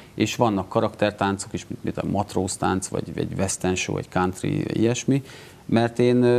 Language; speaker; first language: Hungarian; native; Hungarian